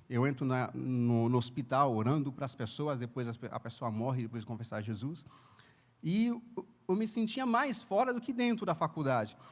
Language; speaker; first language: Portuguese; non-native, fluent; Haitian Creole